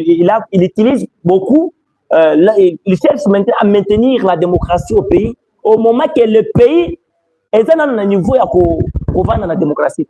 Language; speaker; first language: French; non-native, local second language; Lingala